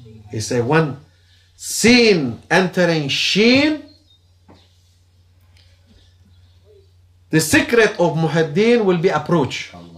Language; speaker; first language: English; non-native, fluent; Turkish